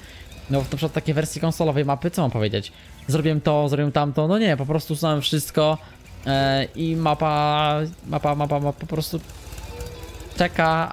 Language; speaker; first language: Polish; native; Polish